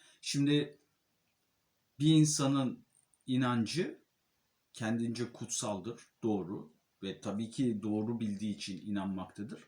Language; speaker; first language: Turkish; native; Turkish